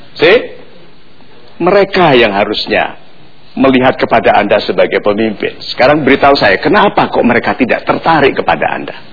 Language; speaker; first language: Indonesian; native; Indonesian